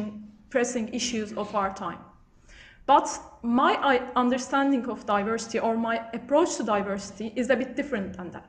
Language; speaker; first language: English; non-native, fluent; Turkish